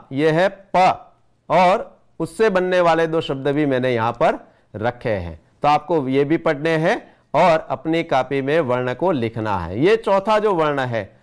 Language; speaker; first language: Hindi; non-native, local second language; Gujarati